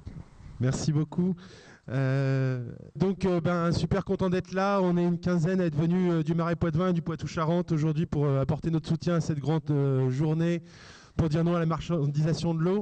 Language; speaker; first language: French; native; French